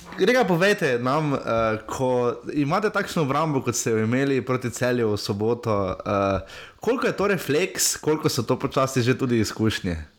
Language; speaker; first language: Slovenian; native; Slovenian